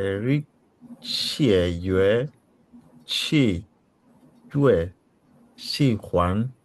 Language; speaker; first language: Chinese; non-native, learner; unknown